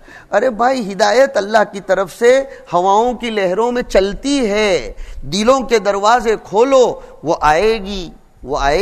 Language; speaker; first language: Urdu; non-native, local second language; Gujarati